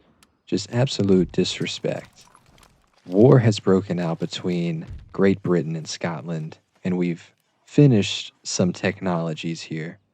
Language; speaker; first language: English; native; English